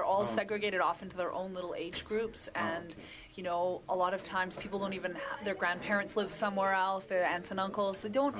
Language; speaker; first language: English; native; English